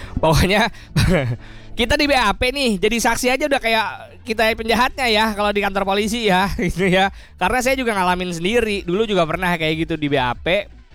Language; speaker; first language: Indonesian; native; Indonesian